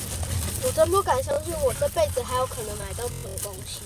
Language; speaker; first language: Chinese; native; Chinese